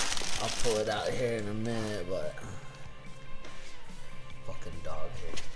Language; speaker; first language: English; native; English